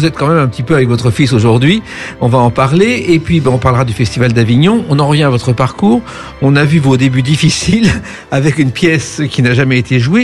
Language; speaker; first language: French; native; French